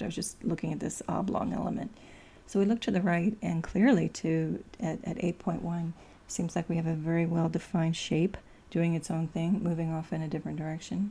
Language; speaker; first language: English; native; English